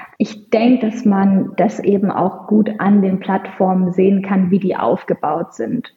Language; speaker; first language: German; native; German